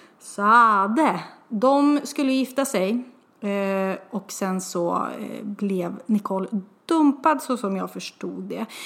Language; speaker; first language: Swedish; native; Swedish